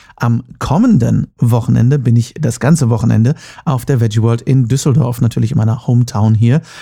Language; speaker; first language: German; native; German